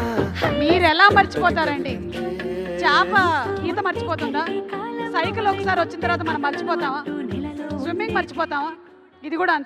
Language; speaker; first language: Telugu; native; Telugu